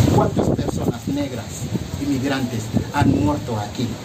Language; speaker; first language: Spanish; non-native, fluent; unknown